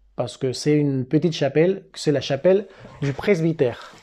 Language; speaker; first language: French; non-native, fluent; Spanish